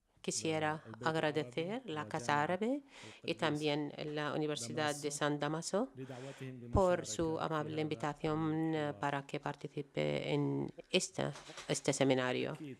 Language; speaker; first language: Spanish; non-native, fluent; Arabic